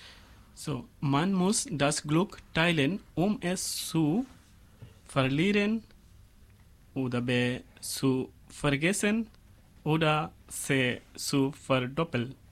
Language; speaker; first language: German; non-native, learner; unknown